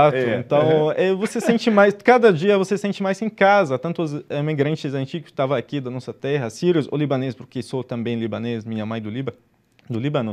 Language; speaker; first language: Portuguese; non-native, fluent; Arabic